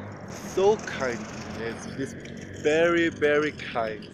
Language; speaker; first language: English; non-native, learner; Korean